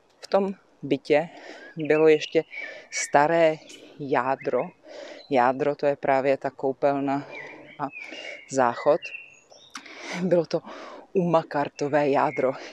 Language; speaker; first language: Czech; native; Czech